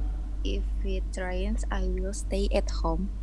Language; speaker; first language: English; non-native, learner; Indonesian